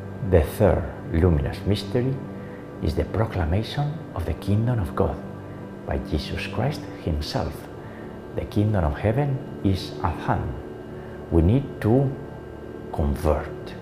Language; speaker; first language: English; non-native, fluent; Spanish